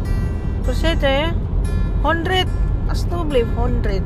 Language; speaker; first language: Dutch; non-native, learner; Indonesian